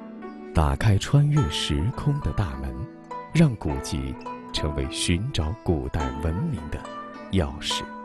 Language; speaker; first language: Chinese; native; Chinese